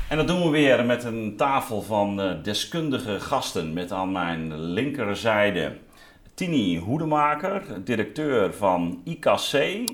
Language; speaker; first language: Dutch; native; Dutch